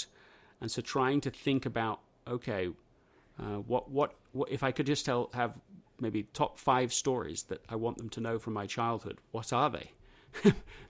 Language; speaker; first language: English; native; English